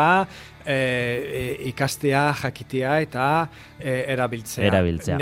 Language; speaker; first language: Basque; non-native, learner; English